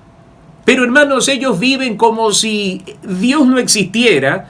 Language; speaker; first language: Spanish; native; Spanish